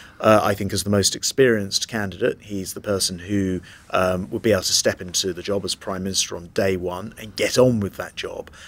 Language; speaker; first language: English; native; English